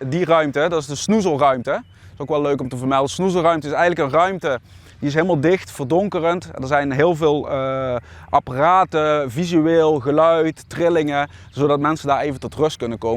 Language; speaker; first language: Dutch; native; Dutch